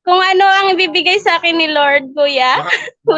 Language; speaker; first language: Filipino; non-native, local second language; Waray